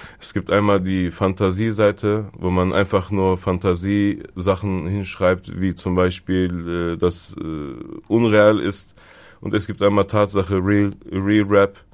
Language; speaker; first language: German; early bilingual, other home language; Turkish